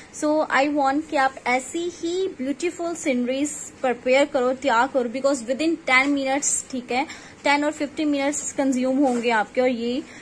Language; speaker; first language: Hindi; non-native, local second language; Punjabi